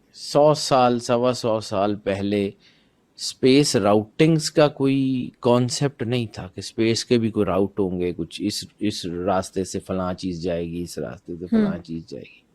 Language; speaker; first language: Urdu; non-native, local second language; Punjabi